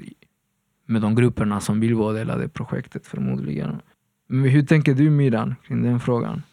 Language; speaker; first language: Swedish; non-native, fluent; Spanish